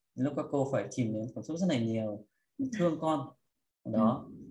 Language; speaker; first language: Vietnamese; early bilingual, heritage; Vietnamese